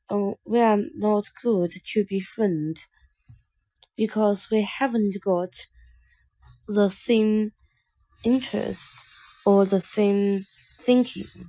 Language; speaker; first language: English; non-native, learner; Chinese